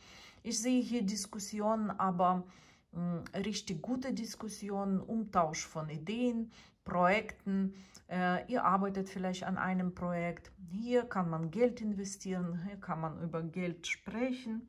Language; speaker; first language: German; non-native, fluent; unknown